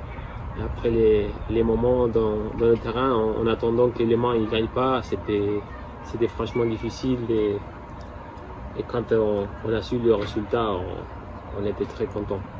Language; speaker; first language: French; non-native, fluent; Spanish